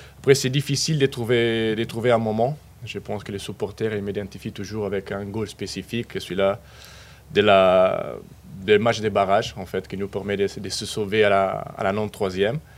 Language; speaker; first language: French; non-native, fluent; Spanish